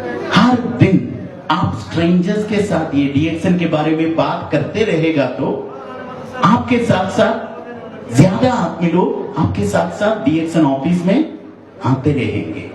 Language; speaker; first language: Hindi; non-native, learner; Nepali